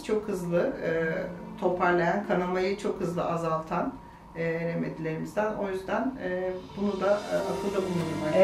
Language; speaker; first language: Turkish; native; Turkish